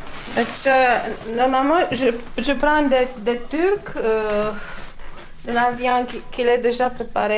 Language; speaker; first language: French; non-native, fluent; Romanian